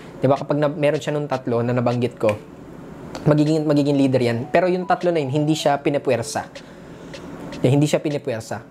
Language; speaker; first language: Filipino; native; Filipino